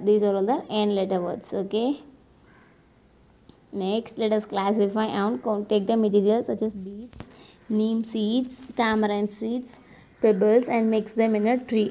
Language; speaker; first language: English; non-native, local second language; Tamil